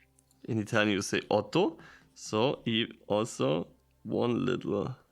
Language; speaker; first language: English; non-native, fluent; German